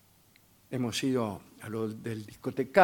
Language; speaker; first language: Spanish; native; Spanish